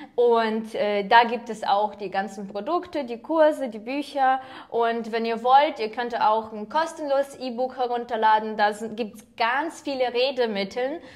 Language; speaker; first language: German; non-native, fluent; Ukrainian